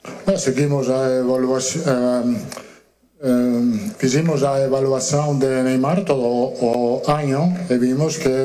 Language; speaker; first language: Portuguese; non-native, learner; Italian